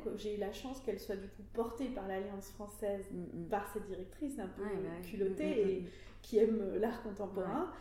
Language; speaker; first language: French; native; French